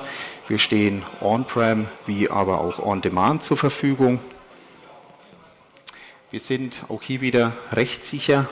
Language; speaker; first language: German; native; German